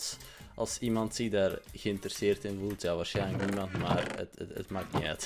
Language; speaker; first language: Dutch; native; Dutch